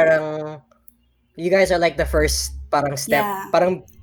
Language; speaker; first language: English; non-native, local second language; Filipino